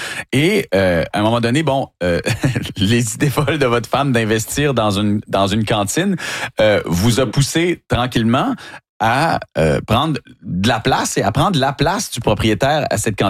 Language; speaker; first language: French; native; French